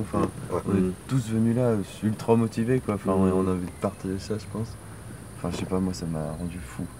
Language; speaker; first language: French; native; French